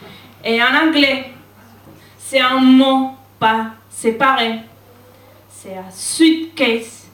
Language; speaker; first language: French; non-native, learner; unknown